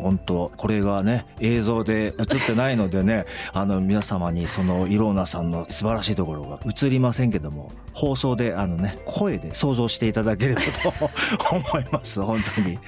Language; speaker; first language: Japanese; native; Japanese